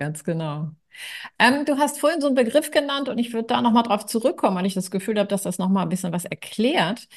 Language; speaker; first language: German; native; German